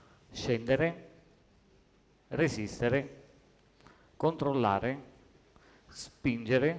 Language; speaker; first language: Italian; native; Italian